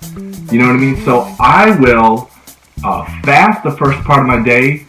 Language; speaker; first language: English; native; English